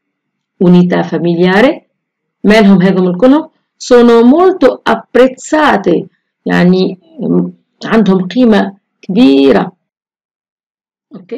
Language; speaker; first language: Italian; non-native, fluent; Arabic